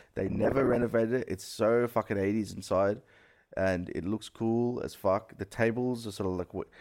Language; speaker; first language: English; early bilingual, other home language; Hindi